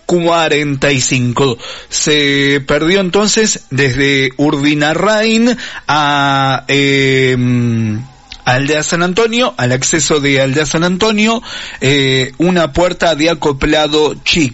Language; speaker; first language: Spanish; native; Spanish